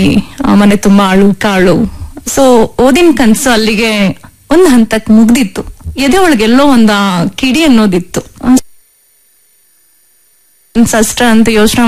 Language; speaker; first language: Kannada; native; Kannada